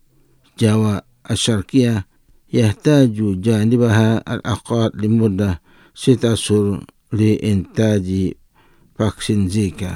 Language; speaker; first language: Arabic; non-native, fluent; Indonesian